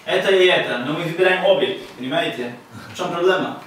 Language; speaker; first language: Russian; non-native, learner; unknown